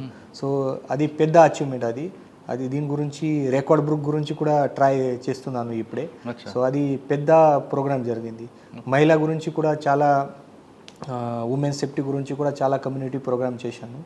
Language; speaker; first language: Telugu; non-native, learner; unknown